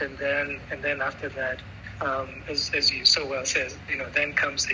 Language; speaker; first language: English; non-native, local second language; Tswana